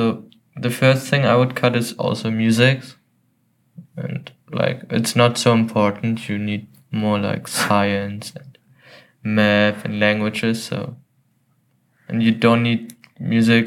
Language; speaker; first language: English; non-native, fluent; German